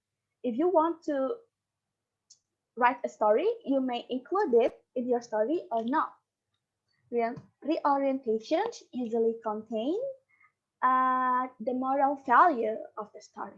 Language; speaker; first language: English; non-native, learner; Indonesian